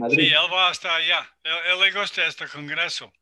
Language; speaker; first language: Spanish; non-native, learner; English